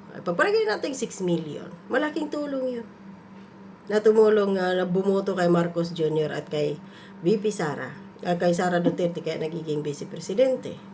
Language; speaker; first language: Filipino; non-native, local second language; Cebuano